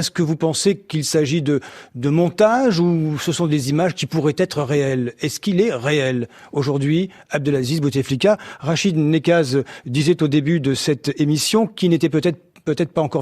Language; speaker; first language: French; native; French